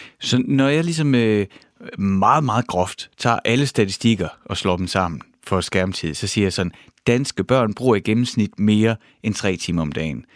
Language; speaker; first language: Danish; native; Danish